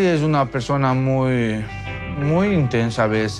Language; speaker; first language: Spanish; native; Spanish